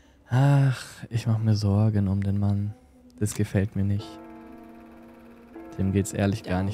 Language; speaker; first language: German; native; German